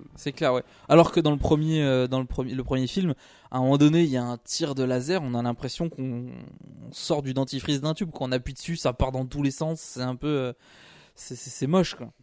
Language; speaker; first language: French; native; French